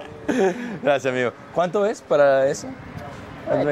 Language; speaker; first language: Spanish; early bilingual, heritage; Spanish